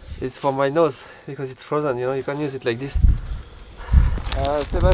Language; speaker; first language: English; non-native, fluent; French